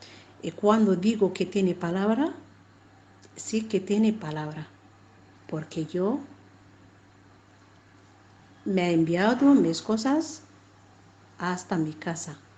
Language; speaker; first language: Spanish; non-native, fluent; Arabic